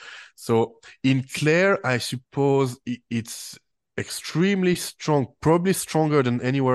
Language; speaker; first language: English; non-native, fluent; French